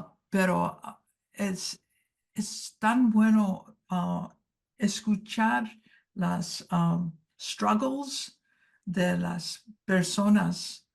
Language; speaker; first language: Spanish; early bilingual, heritage; Spanish